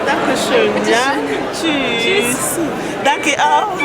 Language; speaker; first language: German; non-native, learner; Lingala